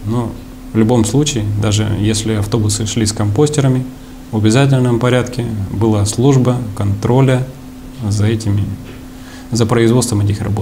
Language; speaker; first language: Russian; native; Russian